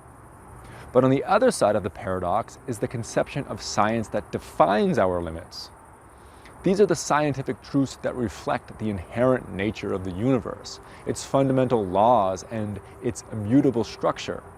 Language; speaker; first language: English; native; English